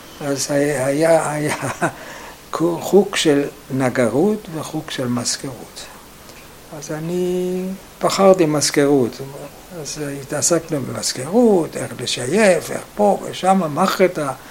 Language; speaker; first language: Hebrew; non-native, fluent; German